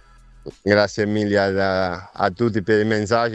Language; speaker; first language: Italian; non-native, fluent; Spanish